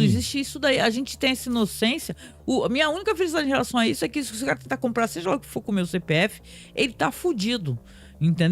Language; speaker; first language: Portuguese; native; Portuguese